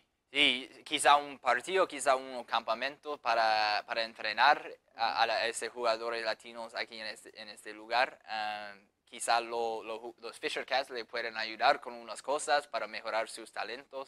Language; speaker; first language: Spanish; non-native, fluent; English